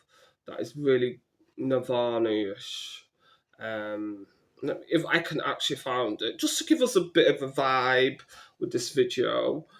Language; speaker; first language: English; native; English